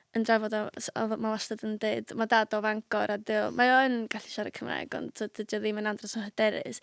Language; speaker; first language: Welsh; native; Welsh